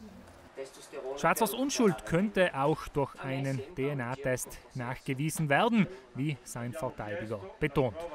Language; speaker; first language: German; native; German